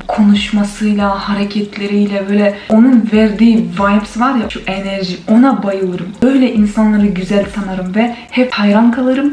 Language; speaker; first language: Turkish; non-native, fluent; Kyrgyz